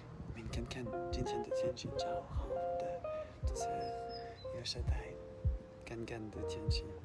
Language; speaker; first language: Chinese; non-native, fluent; French